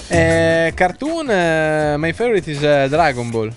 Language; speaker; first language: English; non-native, learner; Italian